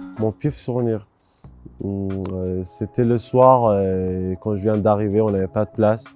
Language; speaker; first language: French; non-native, learner; Persian